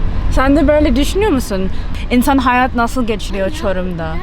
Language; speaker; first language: Turkish; early bilingual, heritage; Turkish